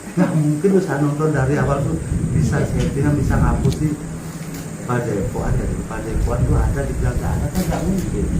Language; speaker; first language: Indonesian; non-native, local second language; Javanese